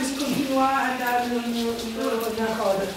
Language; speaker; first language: Portuguese; non-native, learner; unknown